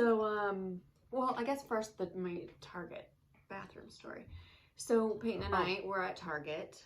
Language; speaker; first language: English; native; English